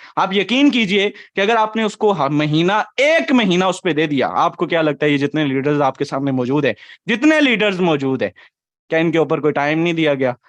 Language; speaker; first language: Urdu; non-native, local second language; Punjabi